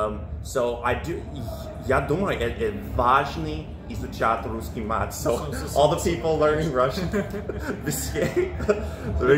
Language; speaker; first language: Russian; non-native, learner; English